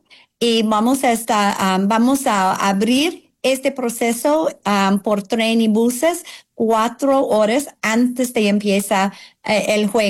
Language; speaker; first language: Spanish; non-native, fluent; English